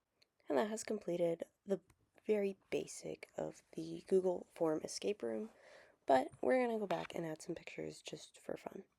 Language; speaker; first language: English; native; English